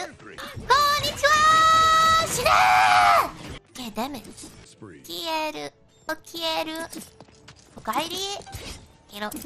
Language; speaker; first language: Spanish; non-native, learner; English